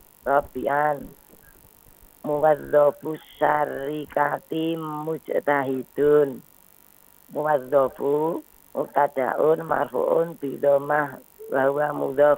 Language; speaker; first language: Arabic; non-native, learner; Indonesian